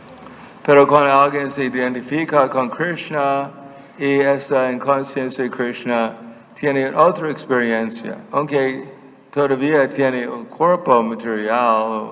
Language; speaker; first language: Spanish; non-native, fluent; English